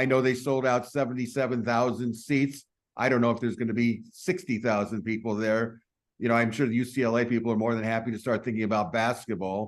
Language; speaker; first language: English; native; English